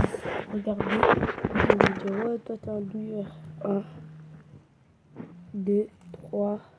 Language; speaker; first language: French; native; French